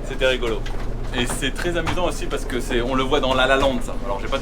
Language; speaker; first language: French; native; French